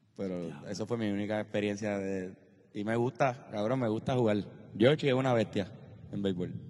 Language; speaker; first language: Spanish; native; Spanish